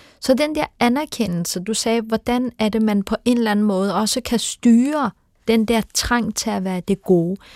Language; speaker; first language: Danish; early bilingual, other home language; Turkish